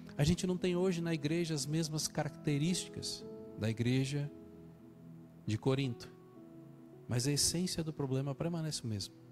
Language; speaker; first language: Portuguese; native; Portuguese